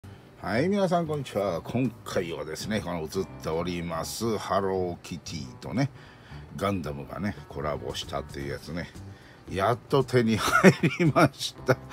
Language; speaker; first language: Japanese; native; Japanese